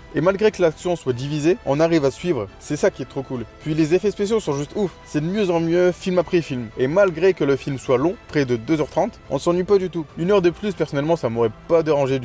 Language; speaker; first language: French; native; French